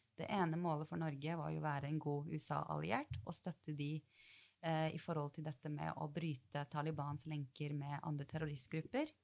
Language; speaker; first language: Norwegian; early bilingual, other home language; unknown